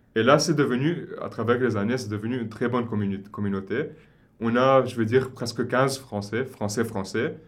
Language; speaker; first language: French; non-native, local second language; Arabic